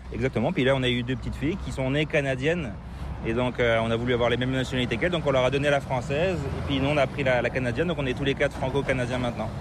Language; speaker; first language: French; native; French